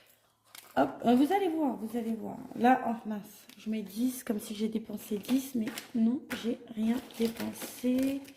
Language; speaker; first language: French; native; French